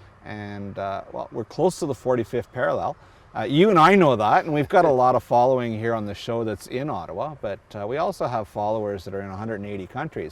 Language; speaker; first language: English; native; English